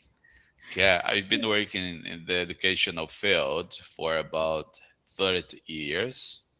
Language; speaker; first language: English; non-native, fluent; Portuguese